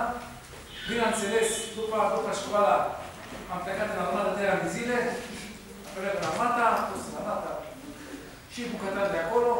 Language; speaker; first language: Romanian; non-native, learner; Hebrew